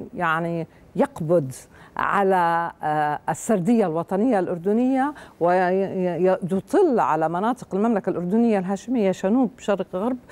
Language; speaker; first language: Arabic; native; Arabic